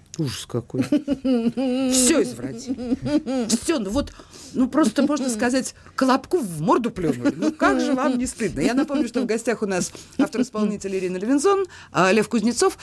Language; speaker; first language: Russian; native; Russian